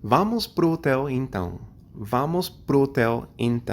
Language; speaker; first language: Portuguese; non-native, fluent; English